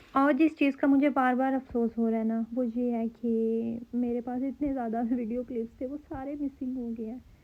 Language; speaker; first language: Urdu; native; Urdu